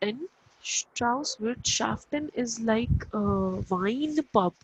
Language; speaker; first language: German; non-native, fluent; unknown